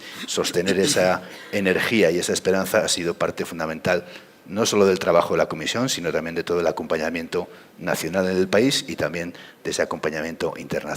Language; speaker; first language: Spanish; native; Spanish